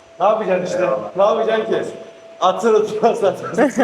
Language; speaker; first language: Turkish; native; Turkish